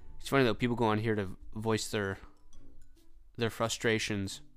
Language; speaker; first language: English; native; English